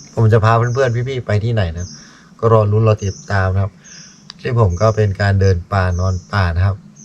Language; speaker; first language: Thai; native; Thai